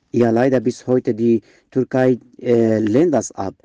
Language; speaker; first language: German; non-native, learner; Kurdish